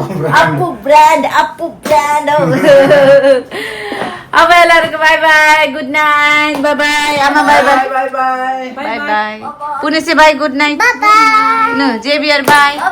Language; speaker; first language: Malayalam; non-native, fluent; Nepali